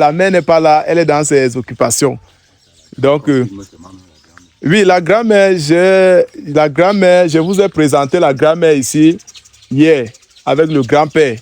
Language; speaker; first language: French; native; French